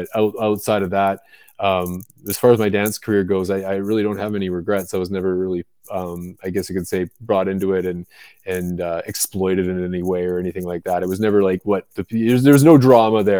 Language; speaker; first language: English; native; English